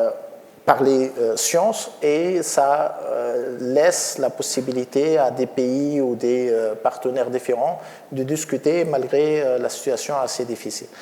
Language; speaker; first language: French; non-native, local second language; Arabic